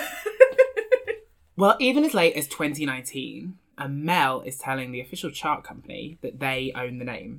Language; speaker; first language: English; native; English